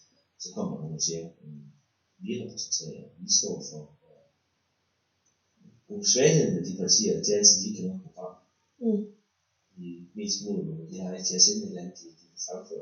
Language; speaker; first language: Danish; native; Danish